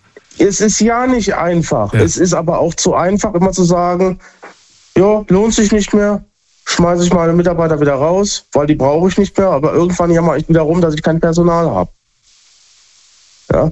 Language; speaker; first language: German; native; German